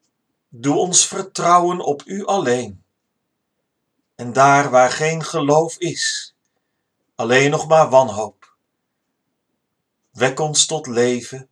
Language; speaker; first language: Dutch; native; Dutch